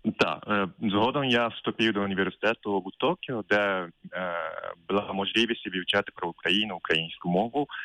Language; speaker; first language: Ukrainian; non-native, fluent; Japanese